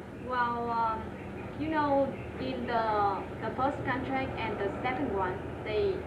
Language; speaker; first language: English; non-native, learner; Vietnamese